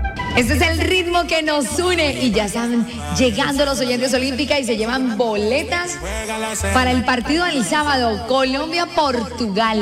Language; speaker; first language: Spanish; native; Spanish